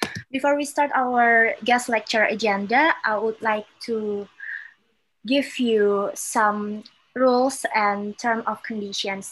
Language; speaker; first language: English; non-native, fluent; Indonesian